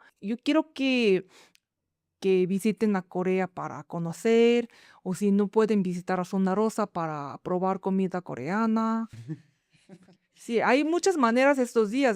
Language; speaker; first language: Spanish; non-native, fluent; Korean